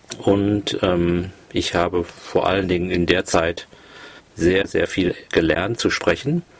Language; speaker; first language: German; native; German